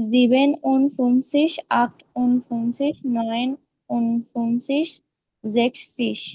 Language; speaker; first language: German; non-native, learner; Bangla